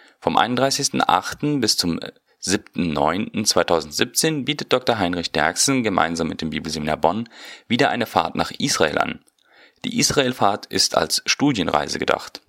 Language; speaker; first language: German; early bilingual, heritage; German